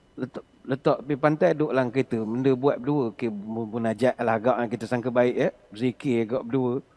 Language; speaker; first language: Malay; native; Malay